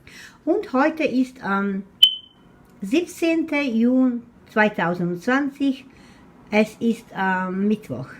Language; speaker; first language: German; non-native, fluent; Croatian